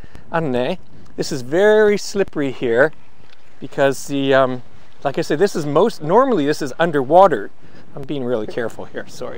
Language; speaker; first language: English; native; English